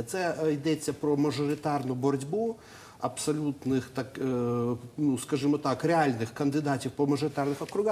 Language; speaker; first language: Ukrainian; native; Ukrainian